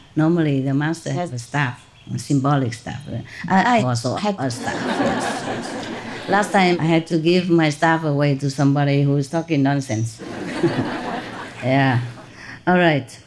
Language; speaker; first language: English; non-native, fluent; Vietnamese